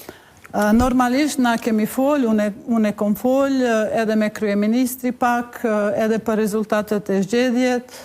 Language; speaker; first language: Albanian; non-native, local second language; Bosnian